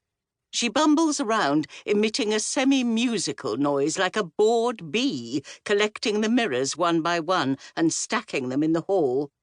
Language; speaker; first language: English; native; English